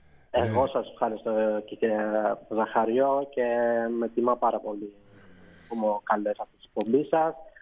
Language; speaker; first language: Greek; non-native, fluent; Persian